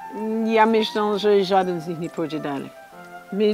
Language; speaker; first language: Polish; non-native, learner; English